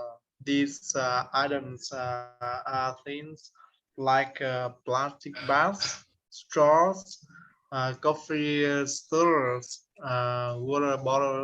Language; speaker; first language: English; non-native, learner; Vietnamese